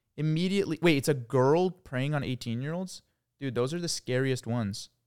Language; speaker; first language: English; early bilingual, other home language; Croatian